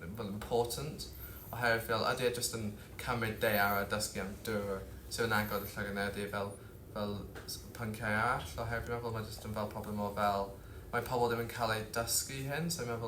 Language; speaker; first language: Welsh; non-native, local second language; English